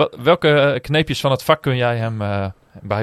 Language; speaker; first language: Dutch; native; Dutch